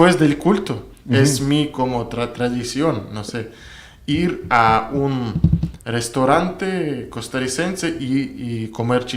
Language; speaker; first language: Spanish; non-native, learner; Russian